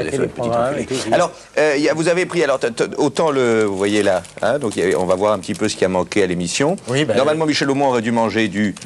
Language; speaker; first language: French; native; French